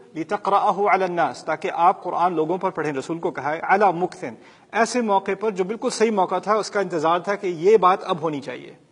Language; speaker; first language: Urdu; early bilingual, heritage; Urdu